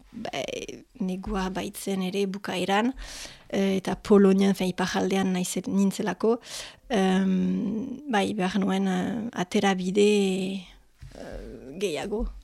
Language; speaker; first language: Basque; non-native, local second language; French